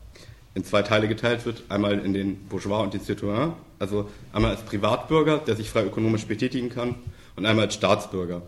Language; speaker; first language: German; native; German